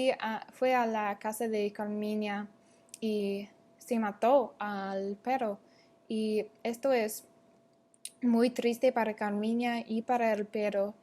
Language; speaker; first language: Spanish; non-native, learner; English